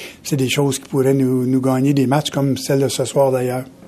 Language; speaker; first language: French; native; French